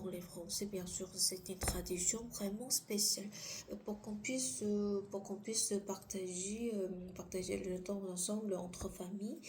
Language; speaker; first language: French; non-native, learner; Korean